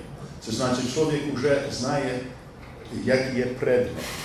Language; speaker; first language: Polish; non-native, learner; English